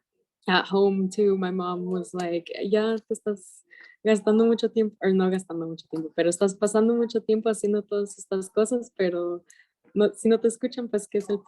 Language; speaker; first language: Spanish; early bilingual, heritage; Spanish